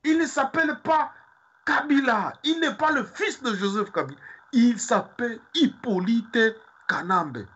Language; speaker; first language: French; non-native, local second language; Swahili